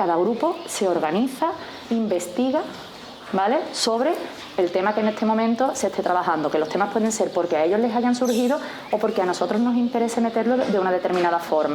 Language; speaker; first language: Spanish; native; Spanish